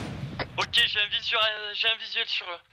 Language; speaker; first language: French; native; French